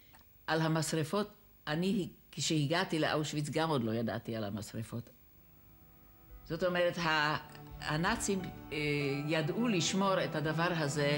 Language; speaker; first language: Hebrew; non-native, fluent; Czech